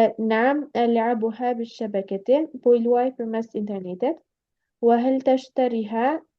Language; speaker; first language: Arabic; non-native, learner; Albanian